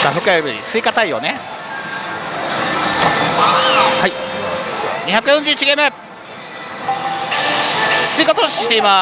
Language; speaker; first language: Japanese; native; Japanese